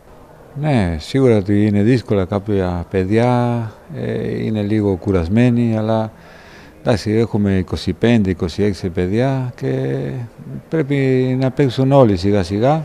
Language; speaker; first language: Greek; non-native, learner; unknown